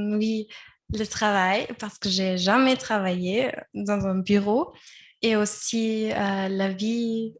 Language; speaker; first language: French; non-native, learner; German